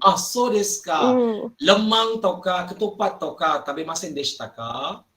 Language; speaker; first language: Japanese; non-native, fluent; Malay